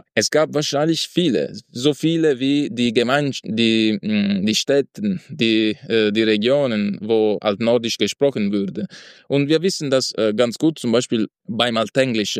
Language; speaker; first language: German; non-native, fluent; Italian